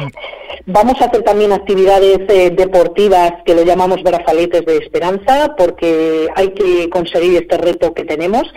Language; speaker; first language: Spanish; native; Spanish